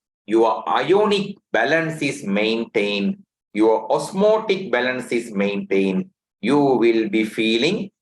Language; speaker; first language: English; non-native, local second language; Tamil